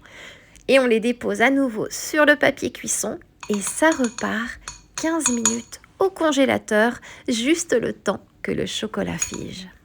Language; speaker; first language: French; native; French